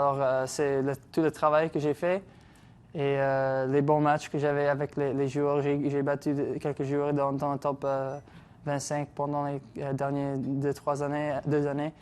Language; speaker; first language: French; non-native, local second language; English